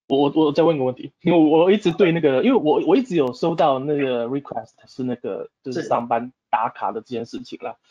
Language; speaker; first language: Chinese; native; Chinese